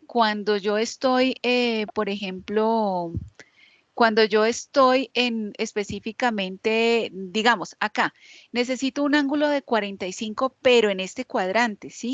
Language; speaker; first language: Spanish; native; Spanish